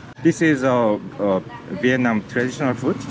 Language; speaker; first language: English; non-native, learner; Korean